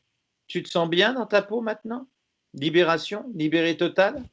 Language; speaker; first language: French; native; French